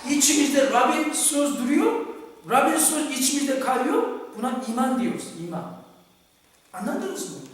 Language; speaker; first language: Turkish; non-native, fluent; Korean